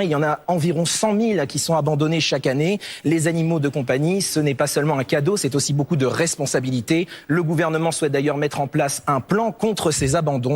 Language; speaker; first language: French; native; French